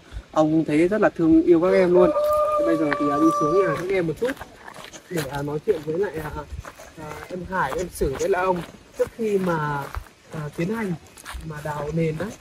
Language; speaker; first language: Vietnamese; native; Vietnamese